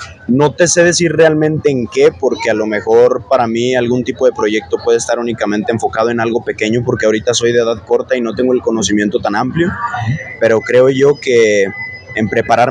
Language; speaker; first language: Spanish; native; Spanish